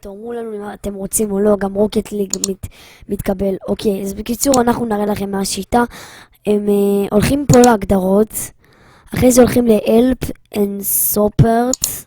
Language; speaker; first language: Hebrew; native; Hebrew